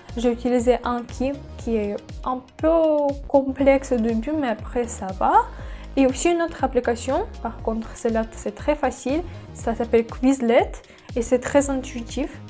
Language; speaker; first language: French; non-native, fluent; Russian